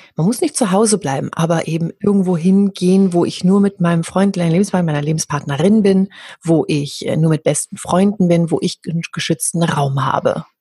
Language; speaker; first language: German; native; German